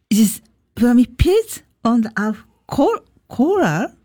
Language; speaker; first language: German; non-native, learner; Japanese